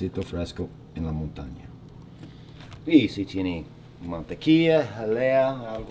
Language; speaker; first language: Spanish; non-native, learner; English